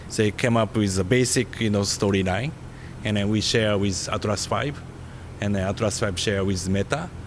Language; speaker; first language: English; non-native, fluent; Japanese